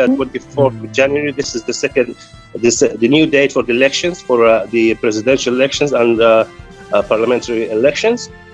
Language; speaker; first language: English; non-native, fluent; Arabic